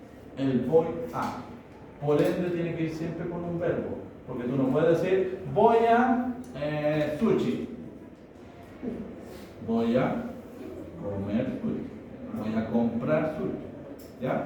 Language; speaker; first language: Spanish; native; Spanish